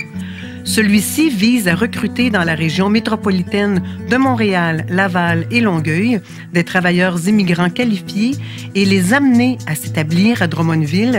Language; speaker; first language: French; native; French